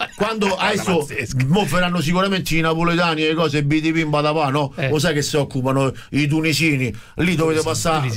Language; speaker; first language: Italian; native; Italian